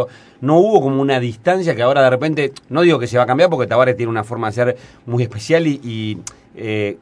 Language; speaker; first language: Spanish; native; Spanish